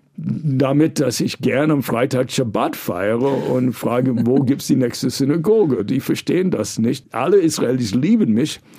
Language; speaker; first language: German; non-native, fluent; English